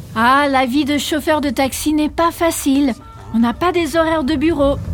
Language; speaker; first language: French; native; French